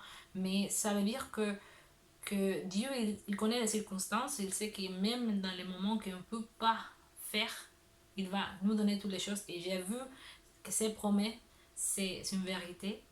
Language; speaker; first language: French; non-native, learner; Spanish